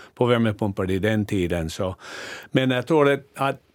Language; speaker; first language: Swedish; non-native, fluent; English